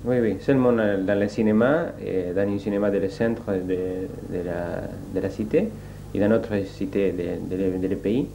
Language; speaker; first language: French; non-native, learner; Spanish